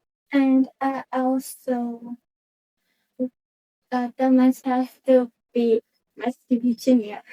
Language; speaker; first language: English; non-native, learner; Indonesian